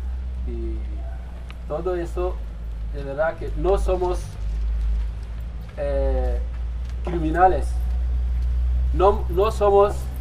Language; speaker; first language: Spanish; non-native, fluent; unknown